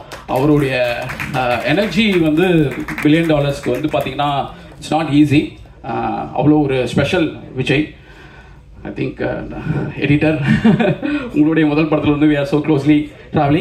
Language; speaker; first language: Tamil; native; Tamil